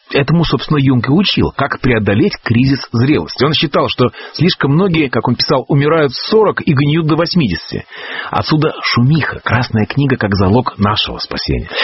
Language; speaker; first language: Russian; native; Russian